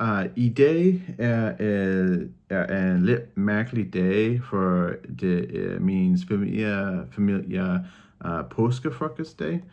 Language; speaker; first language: Danish; non-native, learner; English